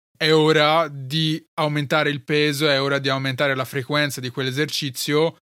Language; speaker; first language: Italian; early bilingual, other home language; Arabic